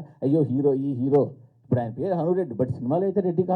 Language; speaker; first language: Telugu; native; Telugu